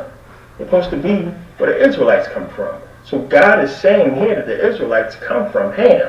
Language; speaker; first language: English; native; English